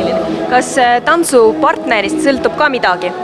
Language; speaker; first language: Estonian; native; Estonian